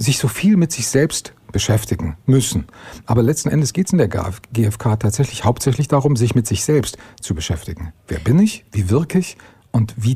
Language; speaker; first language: German; native; German